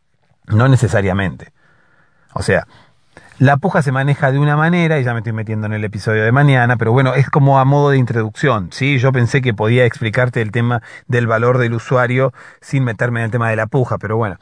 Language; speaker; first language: Spanish; native; Spanish